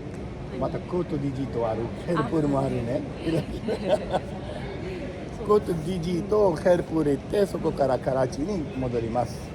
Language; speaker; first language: Japanese; non-native, fluent; Urdu